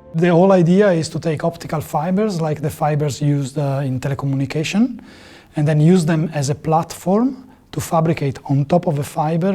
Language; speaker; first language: English; non-native, fluent; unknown